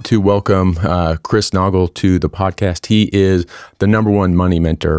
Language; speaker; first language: English; native; English